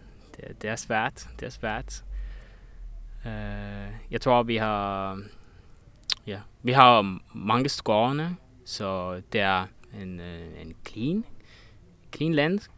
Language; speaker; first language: Danish; non-native, learner; Estonian